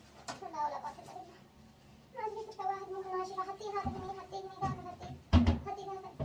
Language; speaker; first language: Arabic; non-native, learner; Oromo